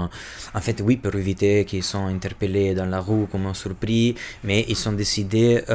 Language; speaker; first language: French; non-native, fluent; Albanian